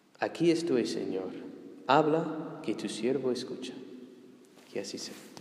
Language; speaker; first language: Spanish; non-native, fluent; English